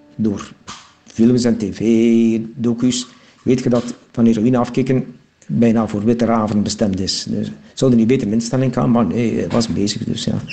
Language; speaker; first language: Dutch; native; Dutch